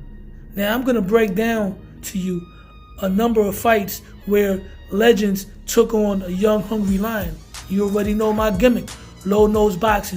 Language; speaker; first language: English; native; English